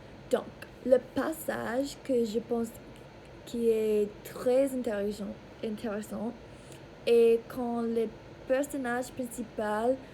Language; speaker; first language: French; non-native, learner; English